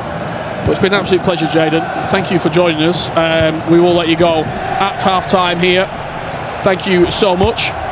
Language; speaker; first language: English; native; English